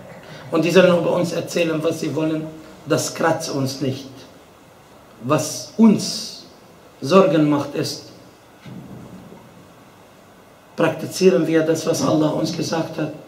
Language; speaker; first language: German; non-native, fluent; Arabic